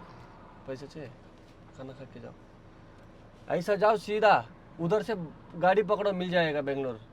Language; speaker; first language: Hindi; non-native, local second language; Kannada